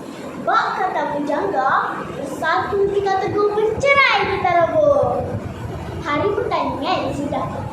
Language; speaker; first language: Malay; native; Malay